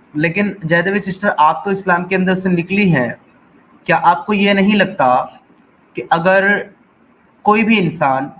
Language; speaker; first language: Hindi; native; Hindi